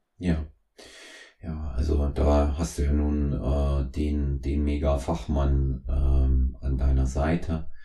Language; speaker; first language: German; native; German